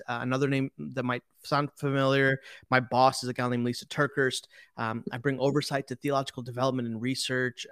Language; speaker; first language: English; early bilingual, other home language; Telugu